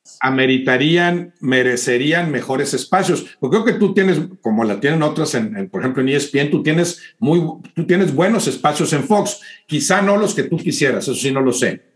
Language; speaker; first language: Spanish; native; Spanish